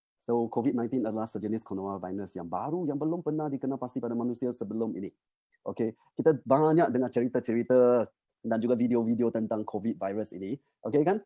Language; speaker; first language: Malay; non-native, local second language; Chinese